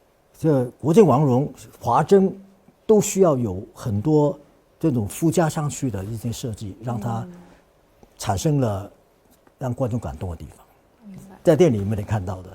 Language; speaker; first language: Chinese; non-native, fluent; Cantonese